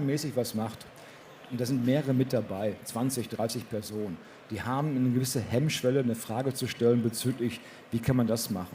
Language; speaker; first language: German; native; German